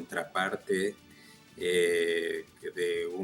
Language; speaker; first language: Spanish; native; Spanish